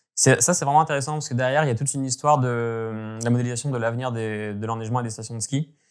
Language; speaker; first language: French; native; French